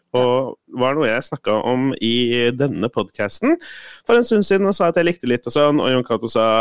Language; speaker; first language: Norwegian; non-native, fluent; Spanish